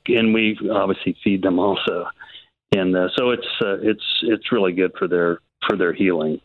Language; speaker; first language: English; native; English